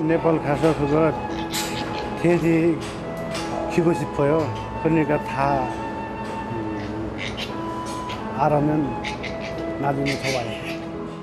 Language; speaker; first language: Korean; non-native, learner; Nepali